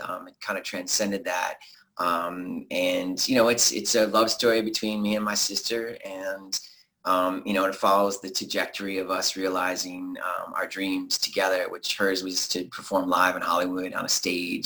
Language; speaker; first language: English; native; English